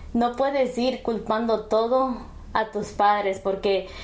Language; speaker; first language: Spanish; early bilingual, heritage; Spanish